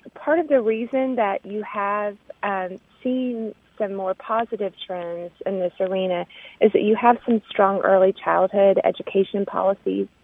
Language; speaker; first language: English; native; English